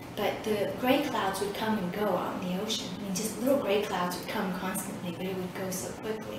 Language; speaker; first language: English; early bilingual, other home language; Vietnamese